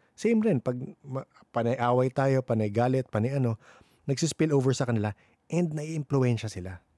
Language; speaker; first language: Filipino; native; Filipino